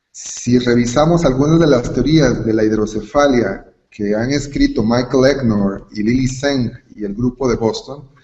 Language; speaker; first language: Spanish; native; Spanish